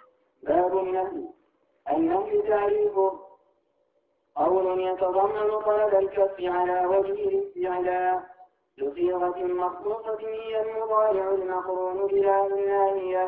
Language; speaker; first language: Arabic; native; Arabic